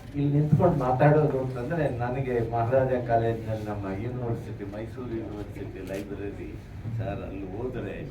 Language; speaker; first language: Kannada; native; Kannada